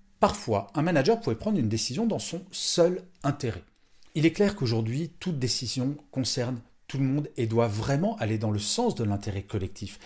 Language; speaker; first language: French; native; French